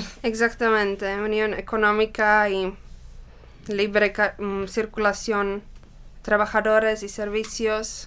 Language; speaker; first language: Spanish; non-native, learner; Czech